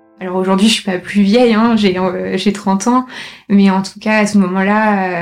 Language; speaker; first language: French; native; French